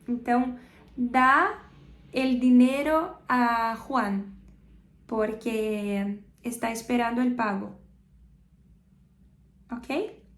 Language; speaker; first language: Spanish; non-native, fluent; Portuguese